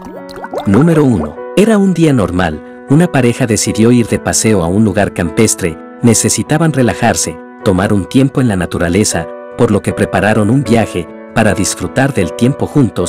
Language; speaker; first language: Spanish; native; Spanish